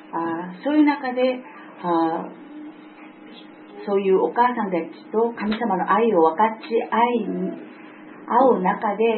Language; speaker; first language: Japanese; non-native, fluent; Korean